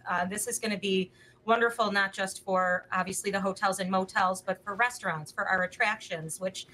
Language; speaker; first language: English; native; English